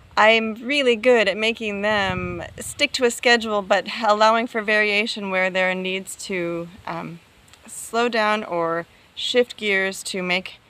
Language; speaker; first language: English; native; English